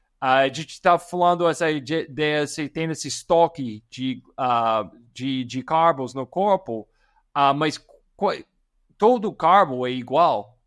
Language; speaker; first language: Portuguese; non-native, fluent; English